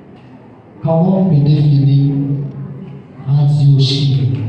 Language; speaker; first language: French; non-native, local second language; Haitian Creole